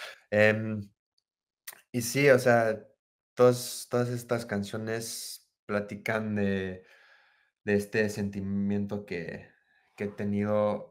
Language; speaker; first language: Spanish; early bilingual, heritage; Spanish